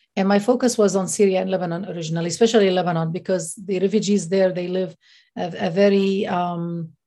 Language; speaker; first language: English; non-native, fluent; Arabic